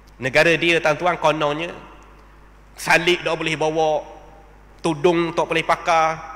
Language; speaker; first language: Malay; native; Malay